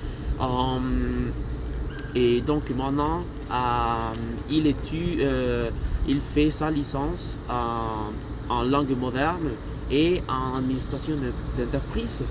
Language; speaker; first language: French; non-native, learner; Spanish